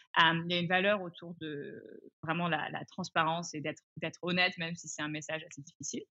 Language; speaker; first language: French; early bilingual, other home language; English